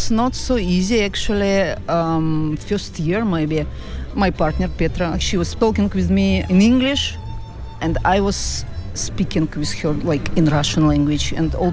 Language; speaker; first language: English; non-native, fluent; Russian